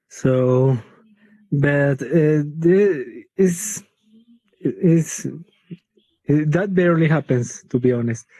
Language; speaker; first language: English; non-native, learner; Spanish